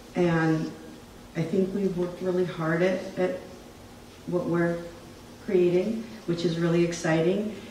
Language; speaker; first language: English; native; English